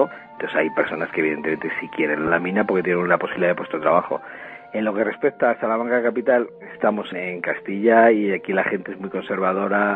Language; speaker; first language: Spanish; native; Spanish